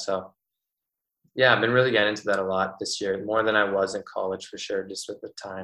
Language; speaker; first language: English; native; English